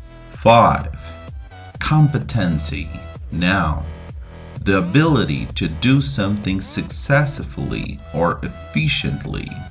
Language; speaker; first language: English; non-native, fluent; Portuguese